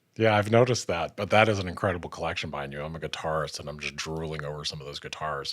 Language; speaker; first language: English; native; English